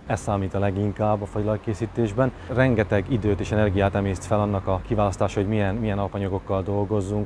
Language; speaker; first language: Hungarian; native; Hungarian